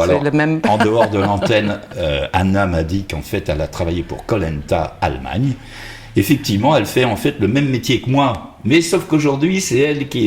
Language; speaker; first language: French; native; French